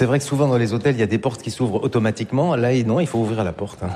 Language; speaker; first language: French; native; French